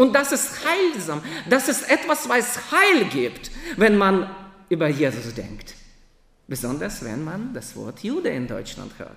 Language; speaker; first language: German; non-native, fluent; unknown